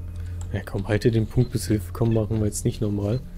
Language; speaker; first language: German; native; German